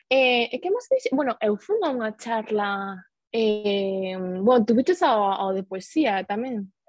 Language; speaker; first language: Galician; non-native, local second language; Spanish